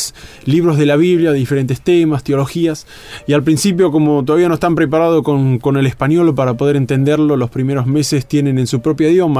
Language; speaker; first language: Spanish; native; Spanish